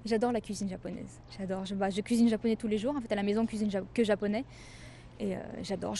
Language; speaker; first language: French; native; French